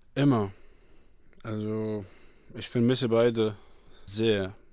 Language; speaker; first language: German; non-native, learner; Arabic